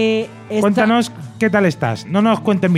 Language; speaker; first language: Spanish; native; Spanish